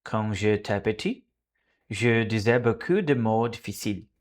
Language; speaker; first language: French; non-native, learner; Portuguese